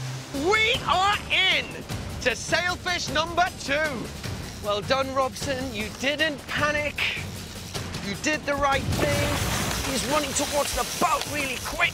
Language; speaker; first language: English; native; English